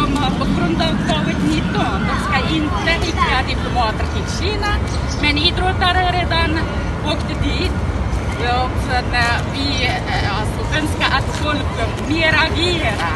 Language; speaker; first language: Swedish; non-native, learner; Uyghur